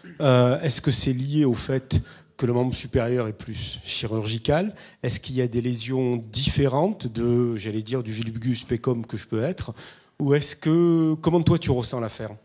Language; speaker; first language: French; native; French